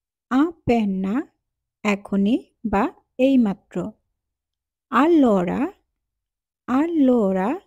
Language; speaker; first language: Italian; non-native, fluent; Bangla